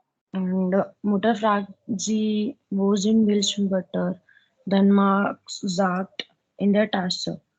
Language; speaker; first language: German; non-native, learner; Marathi